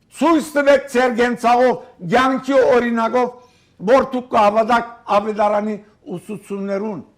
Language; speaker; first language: Armenian; early bilingual, heritage; Armenian